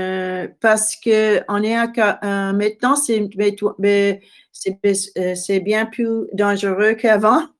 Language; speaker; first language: French; non-native, learner; English